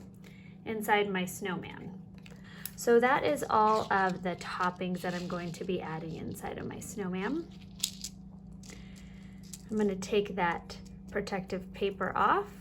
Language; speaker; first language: English; native; English